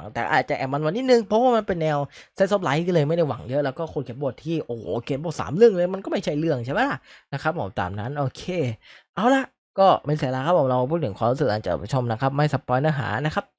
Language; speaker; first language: Thai; native; Thai